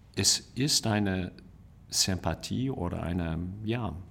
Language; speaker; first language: German; non-native, learner; English